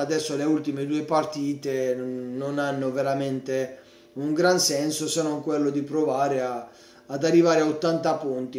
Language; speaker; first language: Italian; native; Italian